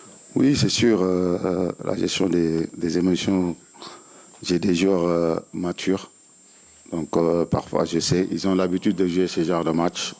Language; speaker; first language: French; non-native, local second language; Wolof